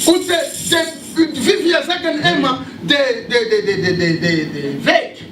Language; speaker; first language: German; non-native, learner; French